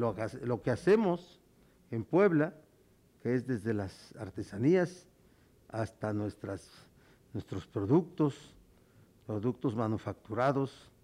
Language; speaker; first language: Spanish; native; Spanish